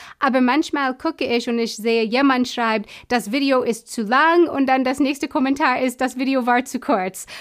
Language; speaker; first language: German; non-native, fluent; English